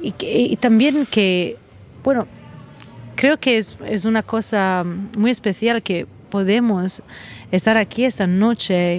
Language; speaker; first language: Spanish; non-native, fluent; Italian